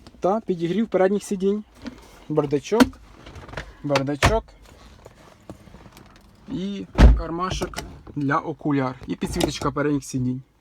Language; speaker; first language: Ukrainian; native; Ukrainian